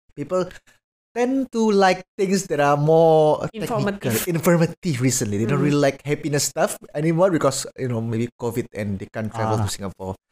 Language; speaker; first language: English; non-native, fluent; Indonesian